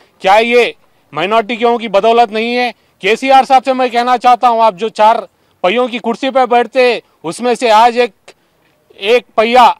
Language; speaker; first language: Urdu; native; Urdu